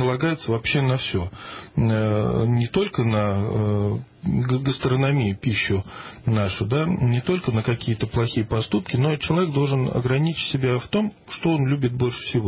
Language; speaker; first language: Russian; native; Russian